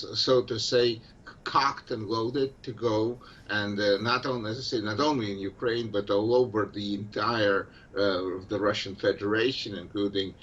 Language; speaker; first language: English; non-native, fluent; Russian